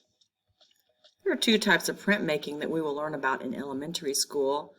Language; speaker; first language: English; native; English